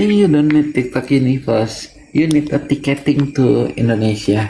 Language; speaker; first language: English; non-native, learner; Indonesian